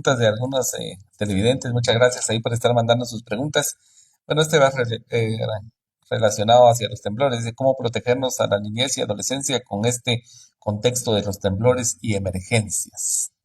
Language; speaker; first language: Spanish; native; Spanish